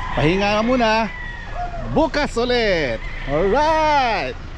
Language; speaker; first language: Filipino; non-native, local second language; Cebuano